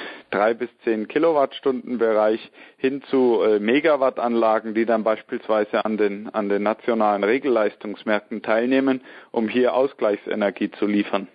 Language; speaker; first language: German; native; German